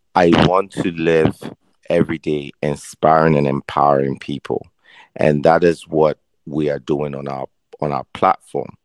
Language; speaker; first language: English; non-native, local second language; Akan